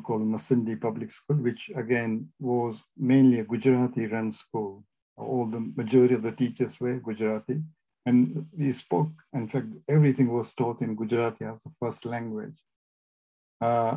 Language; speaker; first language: English; non-native, local second language; Gujarati